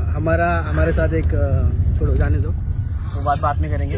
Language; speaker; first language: Hindi; non-native, local second language; Marathi